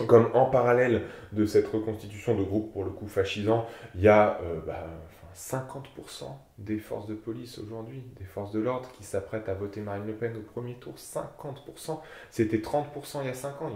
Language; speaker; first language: French; native; French